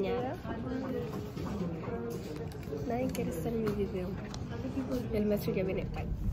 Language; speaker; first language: Spanish; early bilingual, other home language; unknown